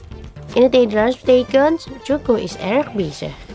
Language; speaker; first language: Dutch; non-native, learner; Indonesian